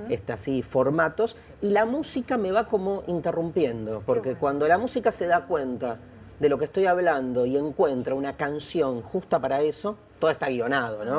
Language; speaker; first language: Spanish; native; Spanish